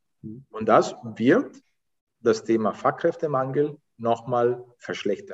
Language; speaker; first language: German; non-native, fluent; Italian